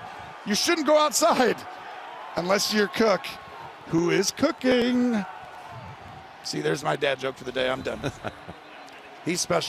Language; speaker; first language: English; native; English